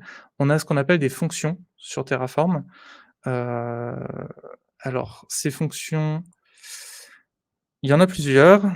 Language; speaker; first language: French; native; French